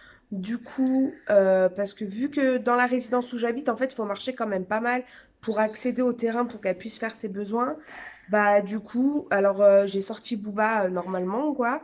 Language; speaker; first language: French; native; French